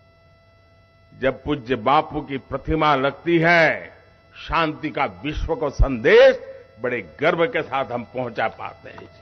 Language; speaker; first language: Hindi; non-native, local second language; Gujarati